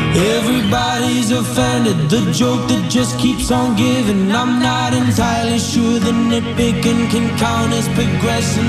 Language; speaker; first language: English; native; English